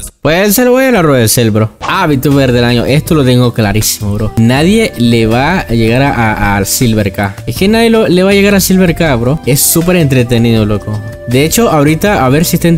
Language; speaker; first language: Spanish; native; Spanish